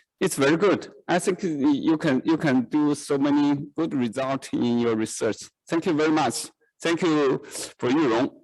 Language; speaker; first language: English; non-native, learner; Chinese